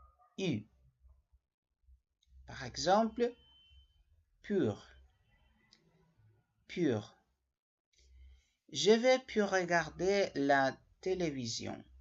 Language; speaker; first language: French; non-native, learner; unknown